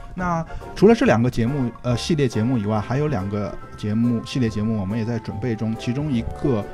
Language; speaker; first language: Chinese; native; Chinese